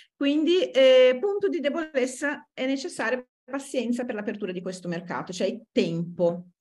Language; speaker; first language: Italian; non-native, fluent; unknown